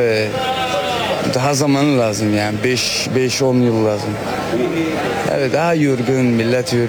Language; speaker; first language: Turkish; non-native, learner; Arabic